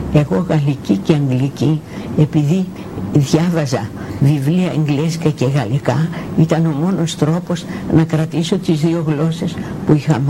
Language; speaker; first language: Greek; native; Greek